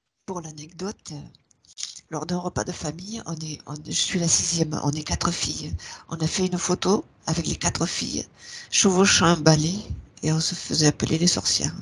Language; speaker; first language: French; native; French